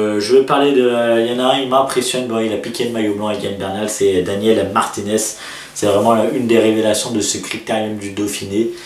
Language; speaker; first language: French; native; French